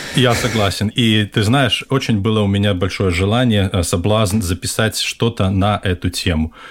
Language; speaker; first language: Russian; native; Russian